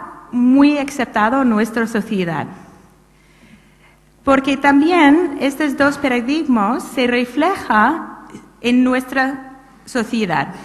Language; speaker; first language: Spanish; non-native, fluent; English